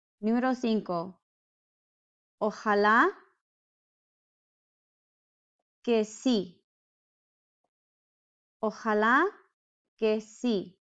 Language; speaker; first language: Spanish; non-native, fluent; English